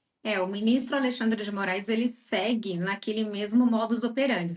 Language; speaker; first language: Portuguese; native; Portuguese